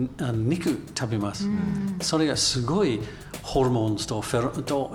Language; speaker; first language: Japanese; non-native, learner; English